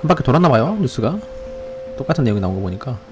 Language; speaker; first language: Korean; native; Korean